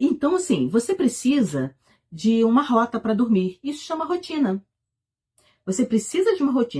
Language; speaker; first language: Portuguese; native; Portuguese